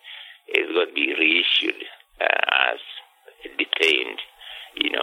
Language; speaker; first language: English; non-native, local second language; Kikuyu